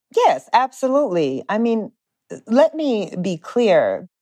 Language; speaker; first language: English; native; English